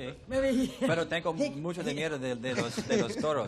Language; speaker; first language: Spanish; early bilingual, heritage; English